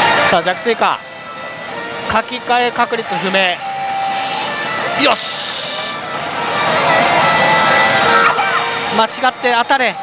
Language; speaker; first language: Japanese; native; Japanese